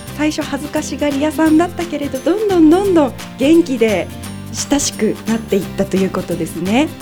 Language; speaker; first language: Japanese; native; Japanese